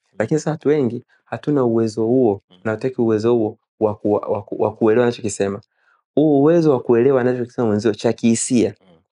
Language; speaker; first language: Swahili; native; Swahili